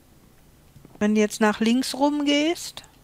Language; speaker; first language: German; native; German